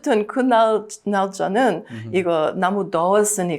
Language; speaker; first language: Korean; non-native, learner; English